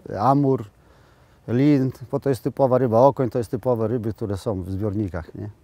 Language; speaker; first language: Polish; native; Polish